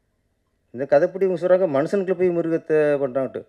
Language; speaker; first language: Tamil; native; Tamil